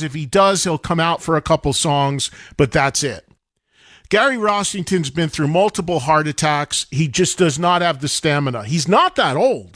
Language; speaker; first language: English; native; English